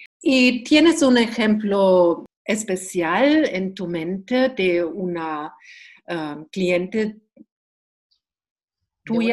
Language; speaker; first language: Spanish; non-native, learner; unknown